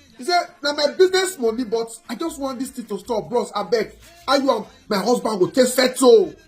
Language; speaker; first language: Nigerian Pidgin; native; Nigerian Pidgin